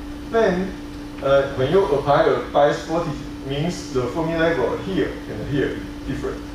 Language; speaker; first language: English; non-native, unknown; Chinese